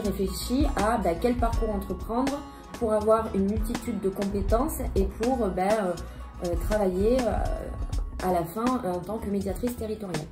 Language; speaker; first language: French; native; French